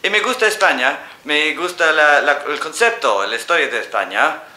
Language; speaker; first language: Spanish; non-native, fluent; English